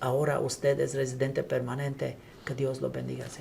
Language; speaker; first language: Spanish; non-native, learner; English